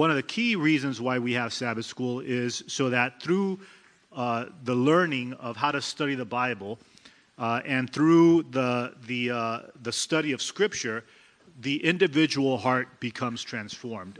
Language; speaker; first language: English; early bilingual, other home language; Spanish